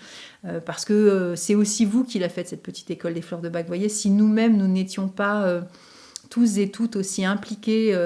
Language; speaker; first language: French; native; French